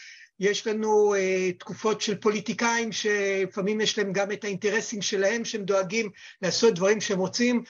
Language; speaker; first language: Hebrew; native; Hebrew